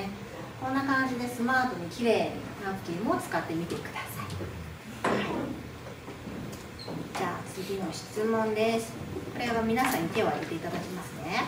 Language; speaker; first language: Japanese; native; Japanese